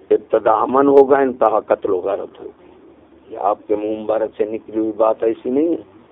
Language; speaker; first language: Urdu; non-native, local second language; Punjabi